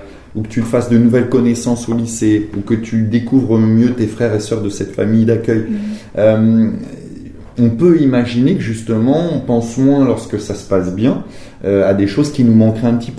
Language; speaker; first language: French; native; French